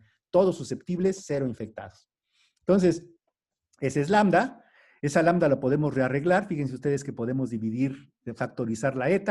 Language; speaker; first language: Spanish; native; Spanish